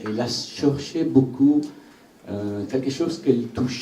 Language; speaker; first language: French; non-native, learner; Italian